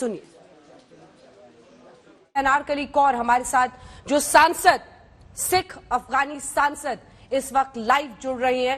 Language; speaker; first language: Hindi; native; Hindi